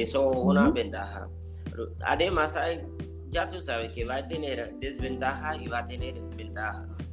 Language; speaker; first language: Spanish; non-native, learner; Haitian Creole